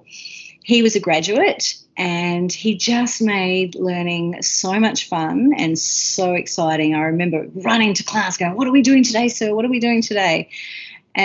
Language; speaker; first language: English; native; English